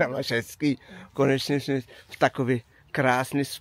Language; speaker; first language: Czech; non-native, learner; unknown